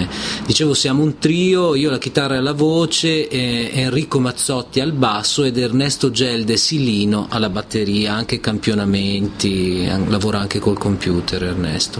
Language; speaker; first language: Italian; native; Italian